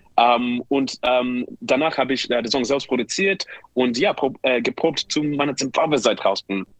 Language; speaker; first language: German; non-native, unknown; English